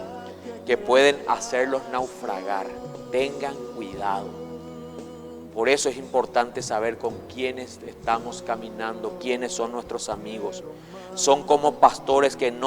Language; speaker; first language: Spanish; native; Spanish